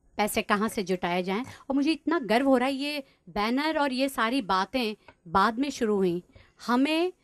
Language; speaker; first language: Hindi; native; Hindi